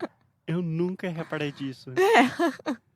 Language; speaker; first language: Portuguese; non-native, fluent; English